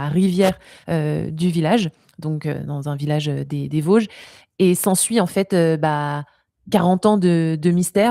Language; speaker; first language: French; native; French